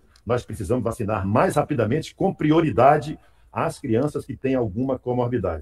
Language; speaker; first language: Portuguese; native; Portuguese